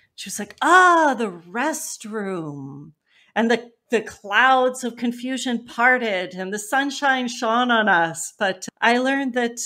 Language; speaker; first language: English; native; English